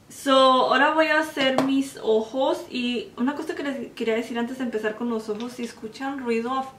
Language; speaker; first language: Spanish; early bilingual, heritage; Spanish